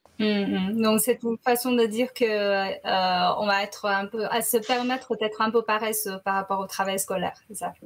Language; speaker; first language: French; non-native, fluent; Chinese